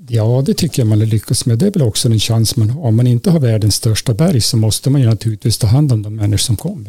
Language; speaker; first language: Swedish; native; Swedish